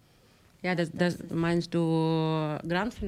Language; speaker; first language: German; non-native, learner; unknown